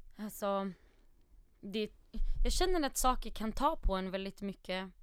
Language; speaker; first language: Swedish; early bilingual, other home language; Arabic